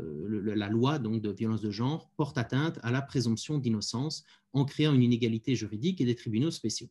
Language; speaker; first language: French; native; French